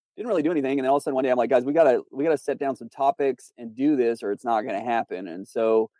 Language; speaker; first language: English; native; English